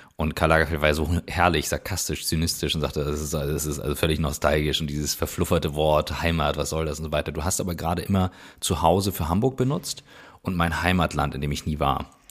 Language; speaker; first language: German; native; German